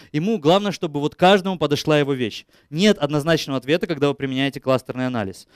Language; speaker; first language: Russian; native; Russian